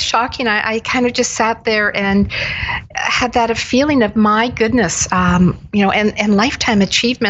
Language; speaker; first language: English; native; English